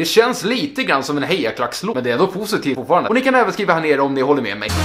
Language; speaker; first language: Swedish; native; Swedish